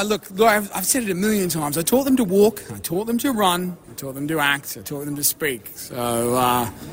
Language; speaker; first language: English; native; English